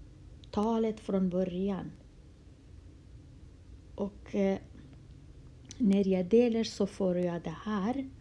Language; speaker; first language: Swedish; non-native, fluent; Kurdish